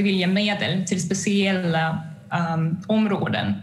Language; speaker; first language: Swedish; non-native, fluent; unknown